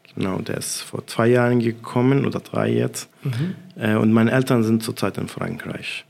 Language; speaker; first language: German; non-native, fluent; Arabic